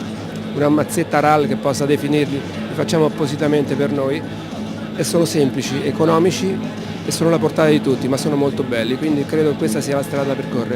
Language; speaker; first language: Italian; native; Italian